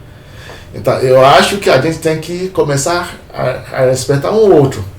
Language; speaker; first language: Portuguese; non-native, fluent; Yoruba